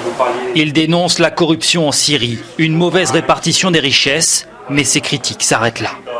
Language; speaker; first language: French; native; French